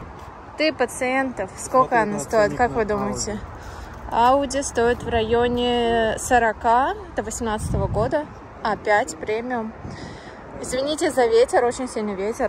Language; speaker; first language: Russian; native; Russian